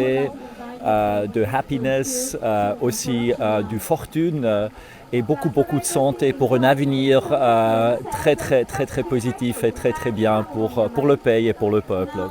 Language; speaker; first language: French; non-native, fluent; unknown